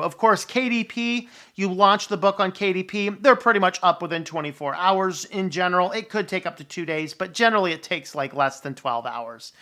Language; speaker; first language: English; native; English